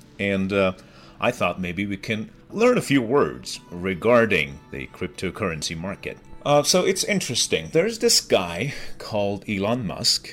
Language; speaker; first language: English; non-native, fluent; Persian